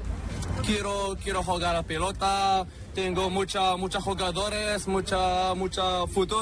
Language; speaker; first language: Spanish; non-native, learner; Arabic